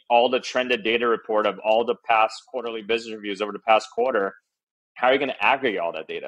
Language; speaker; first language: English; early bilingual, other home language; Chinese